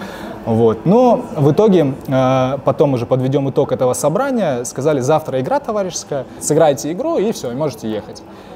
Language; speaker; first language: Russian; native; Russian